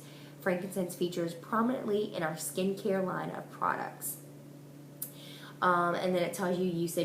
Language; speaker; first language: English; native; English